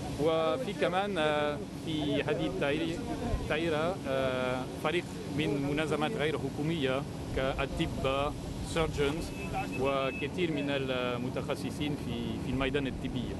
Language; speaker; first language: Arabic; non-native, fluent; French